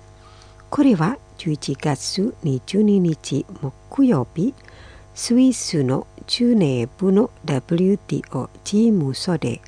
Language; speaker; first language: Japanese; non-native, fluent; Indonesian